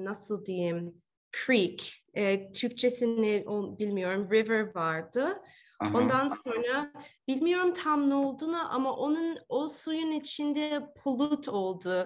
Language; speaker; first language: Turkish; early bilingual, heritage; Turkish